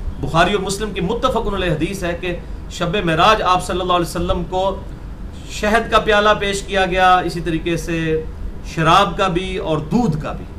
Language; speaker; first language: Urdu; non-native, local second language; Punjabi